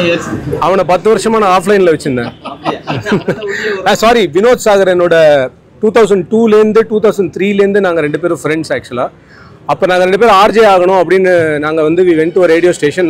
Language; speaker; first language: Tamil; native; Tamil